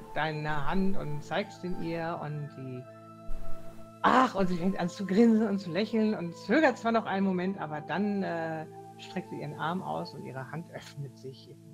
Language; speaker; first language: German; native; German